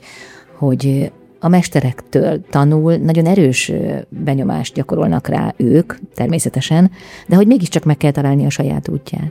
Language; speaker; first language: Hungarian; native; Hungarian